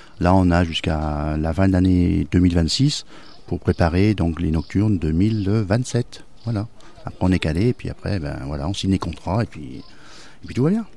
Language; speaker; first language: French; native; French